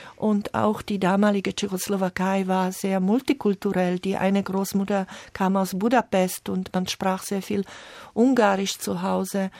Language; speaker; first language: German; non-native, fluent; Slovak